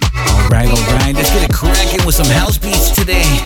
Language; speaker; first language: English; native; English